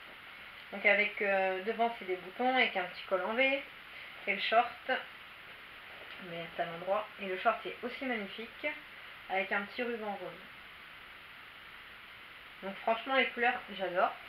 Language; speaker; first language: French; native; French